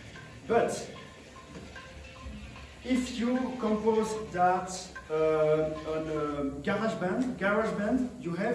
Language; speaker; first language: English; non-native, learner; French